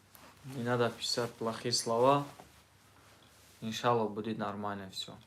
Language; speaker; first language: Russian; non-native, learner; Tajik